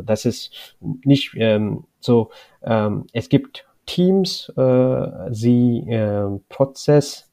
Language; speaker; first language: German; non-native, learner; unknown